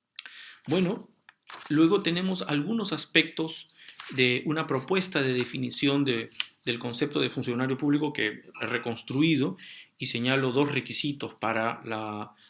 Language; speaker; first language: Spanish; native; Spanish